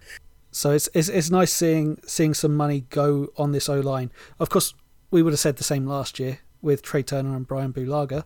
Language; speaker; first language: English; native; English